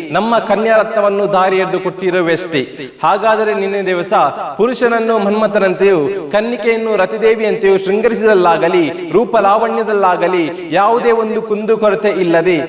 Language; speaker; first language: Kannada; native; Kannada